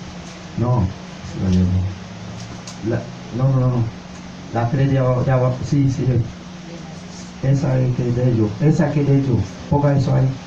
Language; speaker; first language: Spanish; non-native, learner; Haitian Creole